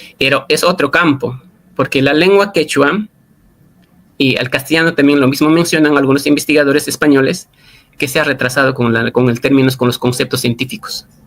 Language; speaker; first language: Spanish; non-native, local second language; Quechua